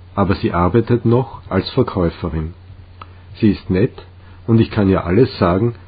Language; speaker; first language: German; non-native, fluent; Czech